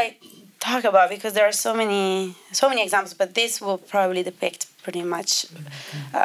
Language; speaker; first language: English; non-native, fluent; Italian